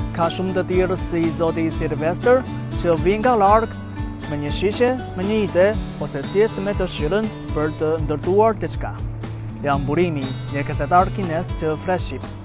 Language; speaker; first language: Albanian; non-native, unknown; Chinese